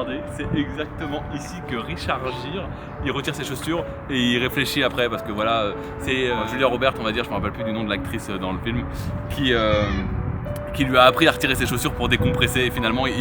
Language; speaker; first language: French; native; French